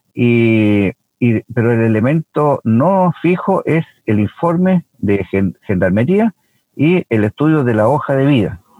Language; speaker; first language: Spanish; native; Spanish